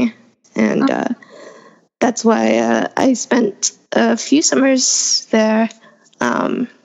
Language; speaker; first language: English; native; English